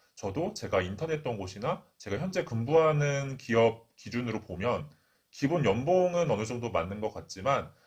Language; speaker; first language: Korean; native; Korean